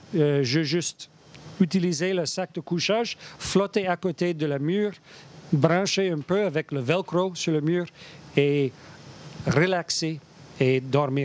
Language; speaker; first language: French; non-native, learner; English